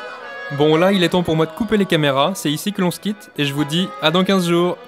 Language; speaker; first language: French; native; French